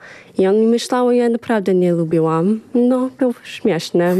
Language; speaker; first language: Polish; early bilingual, heritage; English